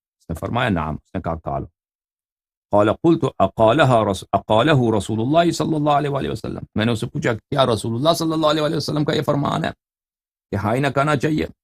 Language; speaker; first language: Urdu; non-native, fluent; Persian